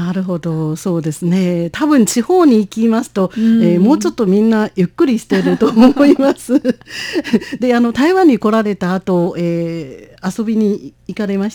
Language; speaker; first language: Japanese; non-native, fluent; Chinese